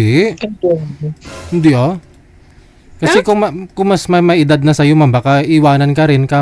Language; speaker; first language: Filipino; non-native, local second language; Cebuano